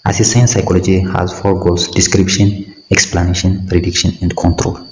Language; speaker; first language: English; non-native, local second language; Amharic